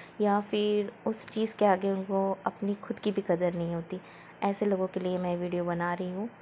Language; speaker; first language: Hindi; non-native, local second language; Marathi